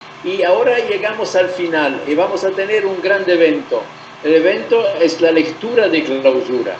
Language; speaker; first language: Spanish; non-native, fluent; Italian